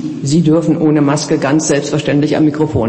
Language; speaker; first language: German; native; German